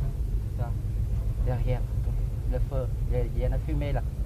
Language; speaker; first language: French; non-native, learner; Vietnamese